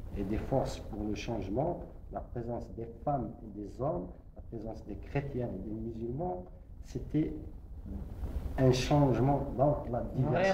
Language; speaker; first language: French; non-native, local second language; Kabyle